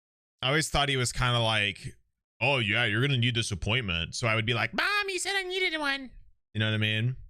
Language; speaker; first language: English; native; English